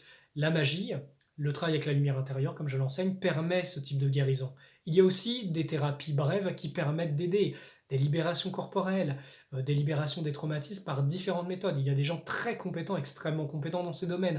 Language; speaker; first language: French; native; French